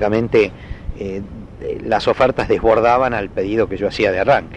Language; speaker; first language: Spanish; native; Spanish